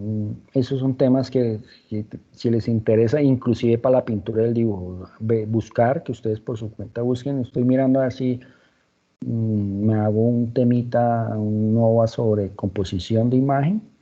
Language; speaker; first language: Spanish; native; Spanish